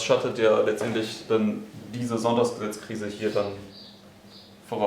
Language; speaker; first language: German; native; German